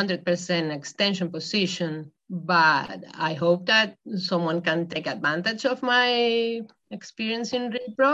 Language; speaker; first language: English; non-native, fluent; Spanish